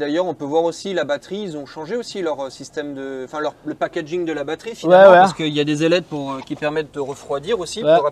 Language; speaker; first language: French; native; French